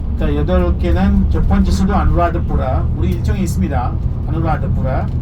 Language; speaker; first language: Korean; non-native, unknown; Sinhala